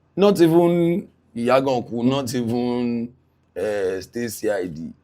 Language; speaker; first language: English; non-native, local second language; Yoruba